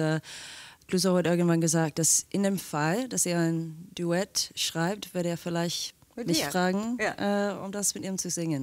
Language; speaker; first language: German; non-native, fluent; English